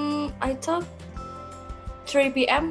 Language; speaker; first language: English; non-native, learner; Indonesian